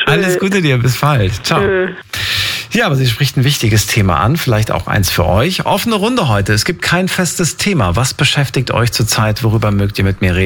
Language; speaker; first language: German; native; German